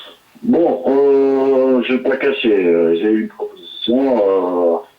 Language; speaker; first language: French; non-native, local second language; Arabic